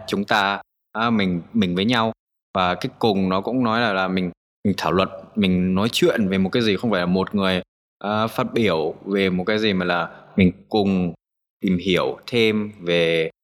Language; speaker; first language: Vietnamese; early bilingual, other home language; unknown